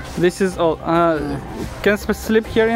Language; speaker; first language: English; non-native, learner; Romanian